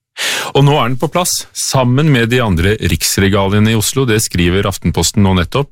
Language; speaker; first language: Norwegian; native; Norwegian